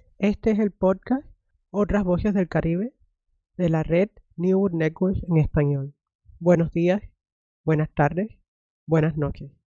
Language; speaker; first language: Spanish; native; Spanish